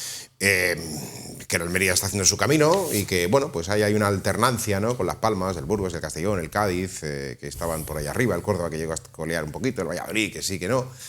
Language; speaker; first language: Spanish; native; Spanish